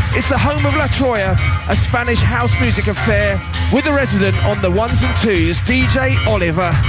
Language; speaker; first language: English; native; English